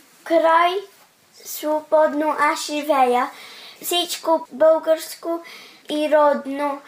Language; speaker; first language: Bulgarian; early bilingual, heritage; Bulgarian